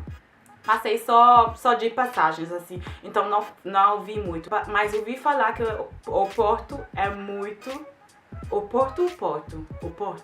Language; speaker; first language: Portuguese; non-native, fluent; German